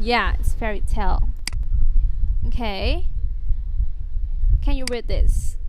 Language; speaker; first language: English; non-native, fluent; Vietnamese